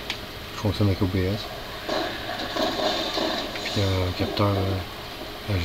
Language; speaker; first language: French; native; French